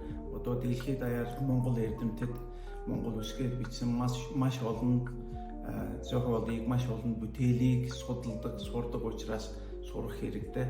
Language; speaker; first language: Mongolian; non-native, fluent; Turkish